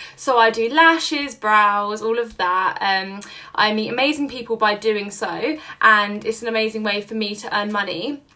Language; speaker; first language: English; native; English